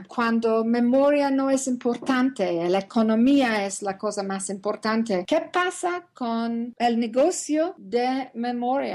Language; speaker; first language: Spanish; non-native, learner; English